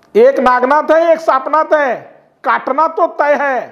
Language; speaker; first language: Hindi; non-native, local second language; Marathi